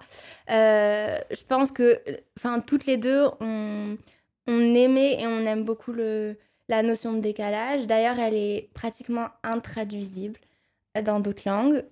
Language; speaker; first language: French; non-native, local second language; Arabic